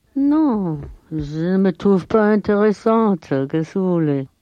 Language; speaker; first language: French; non-native, fluent; German